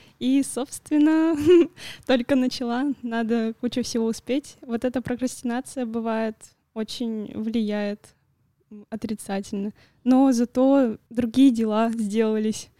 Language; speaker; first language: Russian; native; Russian